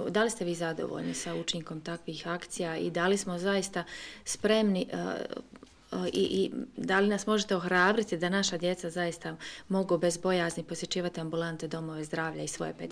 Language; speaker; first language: Serbian; native; Serbian